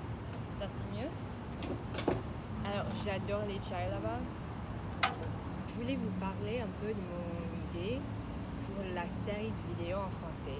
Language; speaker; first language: French; non-native, fluent; English